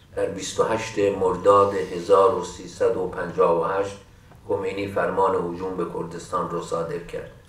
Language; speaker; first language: Persian; non-native, local second language; Central Kurdish